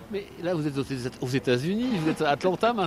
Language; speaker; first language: French; native; French